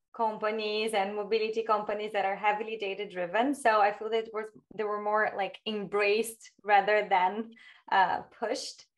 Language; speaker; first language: English; non-native, fluent; Portuguese